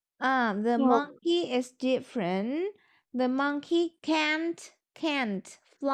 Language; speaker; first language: English; non-native, learner; Vietnamese